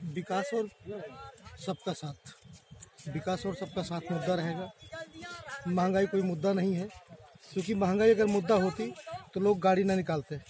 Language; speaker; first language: Hindi; native; Hindi